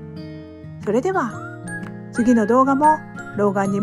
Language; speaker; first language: Japanese; native; Japanese